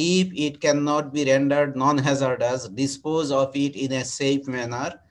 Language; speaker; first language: English; non-native, local second language; Bangla